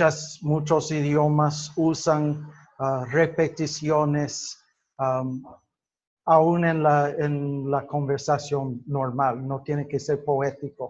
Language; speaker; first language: Spanish; non-native, fluent; English